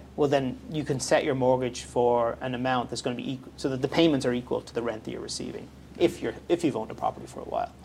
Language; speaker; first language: English; native; English